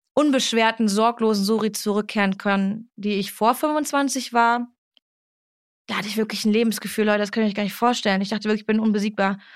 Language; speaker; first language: German; native; German